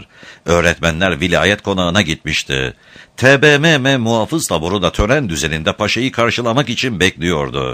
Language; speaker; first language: Turkish; native; Turkish